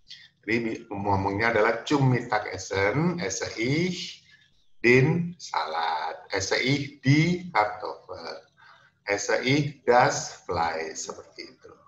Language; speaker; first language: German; non-native, fluent; Indonesian